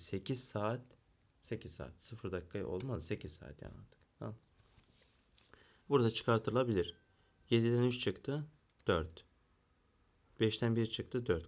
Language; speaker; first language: Turkish; native; Turkish